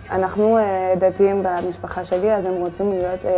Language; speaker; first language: Hebrew; non-native, learner; French